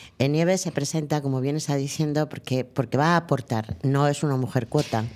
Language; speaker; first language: Spanish; native; Spanish